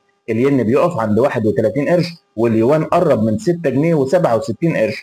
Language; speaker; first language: Arabic; native; Arabic